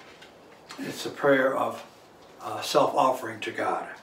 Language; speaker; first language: English; native; English